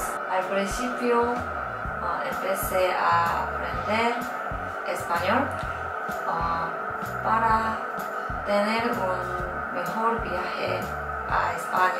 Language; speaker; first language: Spanish; non-native, learner; Korean